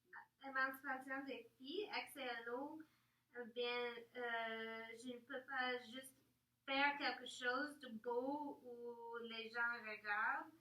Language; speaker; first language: French; non-native, learner; English